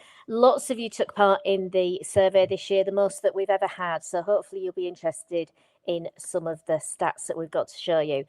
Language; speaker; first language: English; native; English